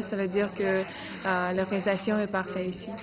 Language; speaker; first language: French; non-native, fluent; Russian